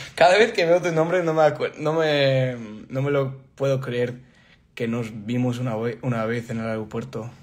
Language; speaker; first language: Spanish; non-native, fluent; English